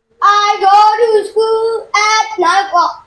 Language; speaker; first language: English; non-native, learner; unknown